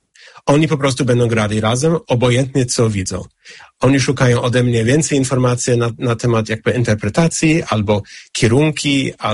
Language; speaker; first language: Polish; non-native, fluent; English